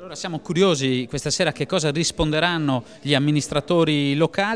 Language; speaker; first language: Italian; native; Italian